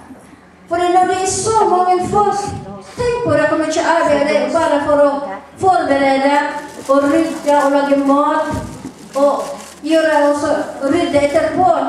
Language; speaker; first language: Norwegian; non-native, learner; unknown